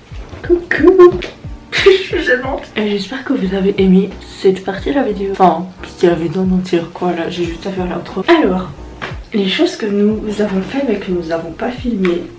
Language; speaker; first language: French; native; French